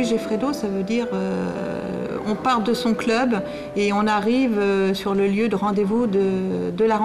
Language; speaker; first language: French; native; French